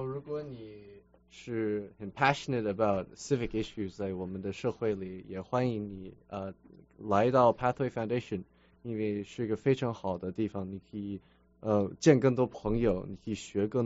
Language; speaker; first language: Chinese; early bilingual, heritage; Chinese